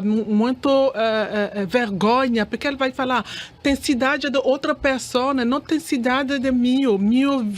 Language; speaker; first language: Portuguese; non-native, learner; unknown